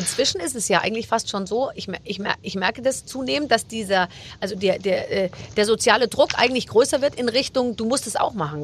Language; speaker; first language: German; native; German